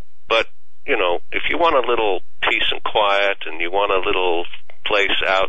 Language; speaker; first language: English; native; English